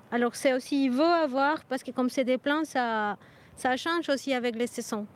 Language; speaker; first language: French; non-native, fluent; Spanish